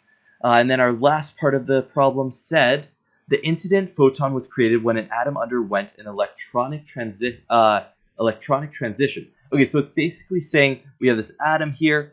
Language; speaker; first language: English; native; English